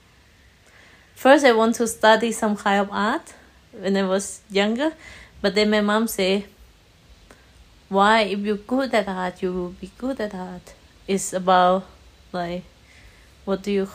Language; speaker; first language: English; non-native, learner; Thai